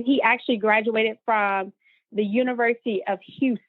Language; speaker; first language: English; native; English